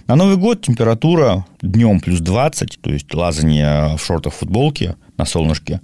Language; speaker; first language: Russian; native; Russian